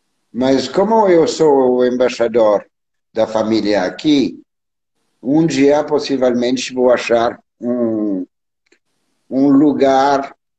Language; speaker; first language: Portuguese; non-native, learner; French